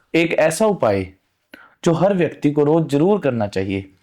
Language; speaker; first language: Hindi; non-native, local second language; Punjabi